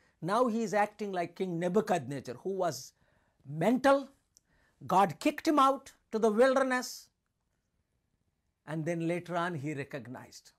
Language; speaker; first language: English; non-native, local second language; Telugu